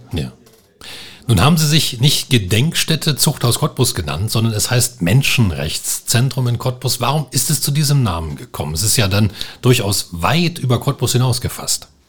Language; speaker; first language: German; native; German